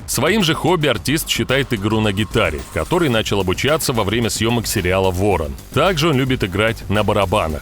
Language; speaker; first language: Russian; native; Russian